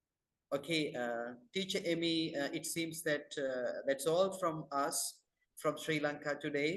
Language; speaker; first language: English; non-native, local second language; Sinhala